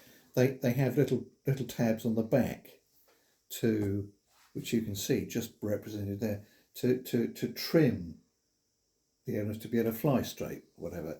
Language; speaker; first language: English; native; English